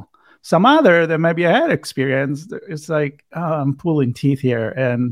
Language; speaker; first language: English; non-native, fluent; Italian